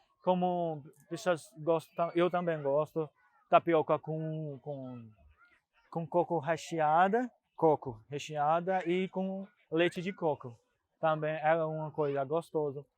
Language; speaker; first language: Portuguese; non-native, fluent; Punjabi